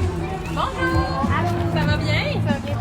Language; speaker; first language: French; native; French